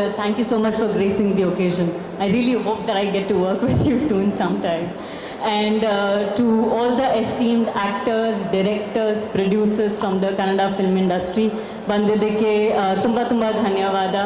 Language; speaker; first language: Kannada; non-native, learner; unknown